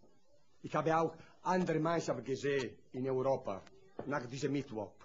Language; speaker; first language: German; non-native, learner; Italian